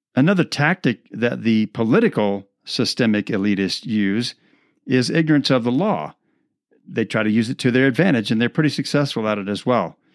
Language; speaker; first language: English; native; English